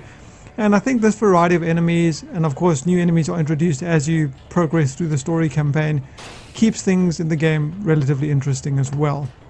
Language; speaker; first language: English; native; English